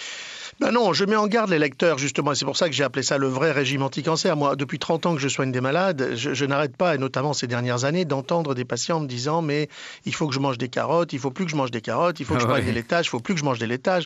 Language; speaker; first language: French; native; French